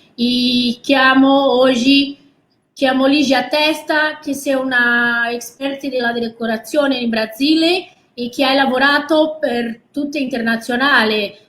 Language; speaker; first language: Italian; non-native, learner; Portuguese